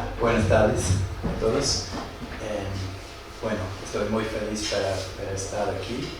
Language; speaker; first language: Spanish; non-native, fluent; English